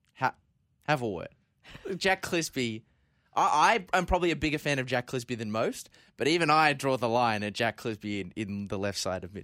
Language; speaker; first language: English; native; English